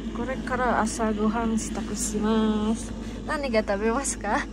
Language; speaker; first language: Japanese; non-native, learner; Indonesian